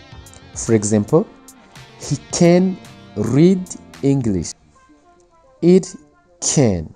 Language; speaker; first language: English; non-native, local second language; Kinyarwanda